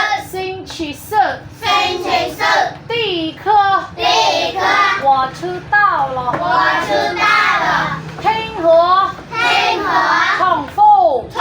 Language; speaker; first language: Chinese; non-native, fluent; Khmer